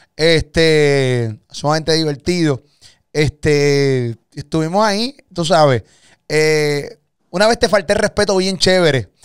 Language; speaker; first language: Spanish; native; Spanish